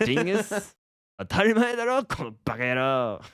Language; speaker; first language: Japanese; non-native, fluent; English